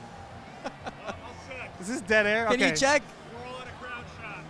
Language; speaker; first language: English; native; English